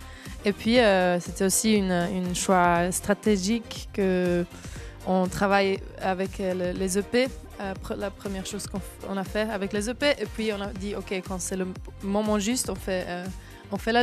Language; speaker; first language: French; non-native, local second language; German